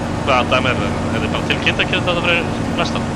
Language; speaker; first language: Icelandic; native; Icelandic